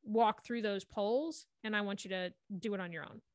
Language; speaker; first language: English; native; English